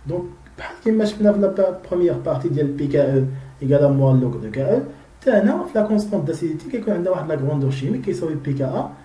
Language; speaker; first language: French; non-native, local second language; Arabic